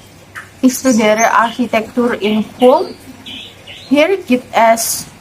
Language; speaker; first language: German; non-native, learner; Indonesian